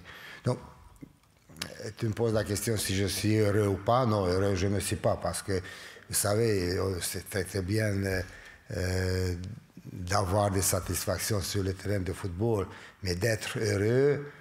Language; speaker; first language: French; non-native, fluent; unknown